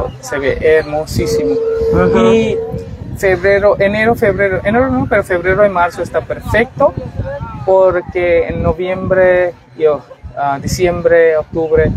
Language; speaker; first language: Spanish; non-native, learner; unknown